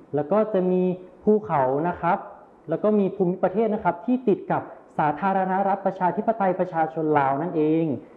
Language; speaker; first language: Thai; native; Thai